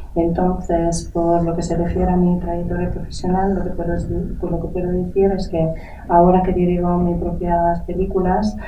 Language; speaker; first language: Spanish; native; Spanish